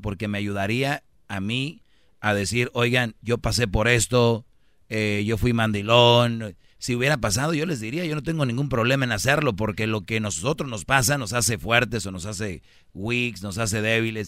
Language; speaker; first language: Spanish; native; Spanish